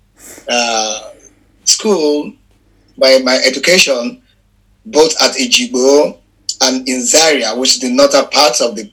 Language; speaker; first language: English; non-native, local second language; Yoruba